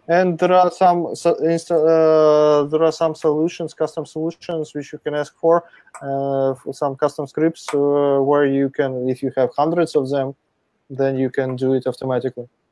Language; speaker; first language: English; non-native, fluent; Russian